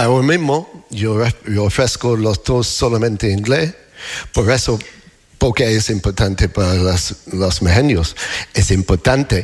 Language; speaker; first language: Spanish; non-native, learner; English